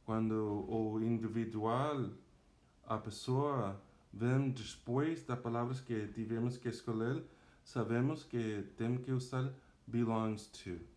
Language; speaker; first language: Portuguese; non-native, fluent; English